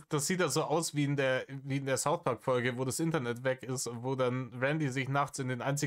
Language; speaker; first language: German; native; German